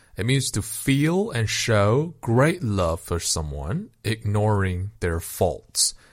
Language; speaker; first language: English; non-native, fluent; Chinese